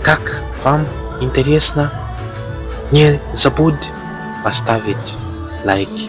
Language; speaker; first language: Russian; non-native, learner; Bemba